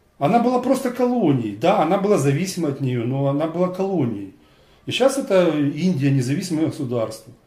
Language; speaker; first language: Russian; native; Russian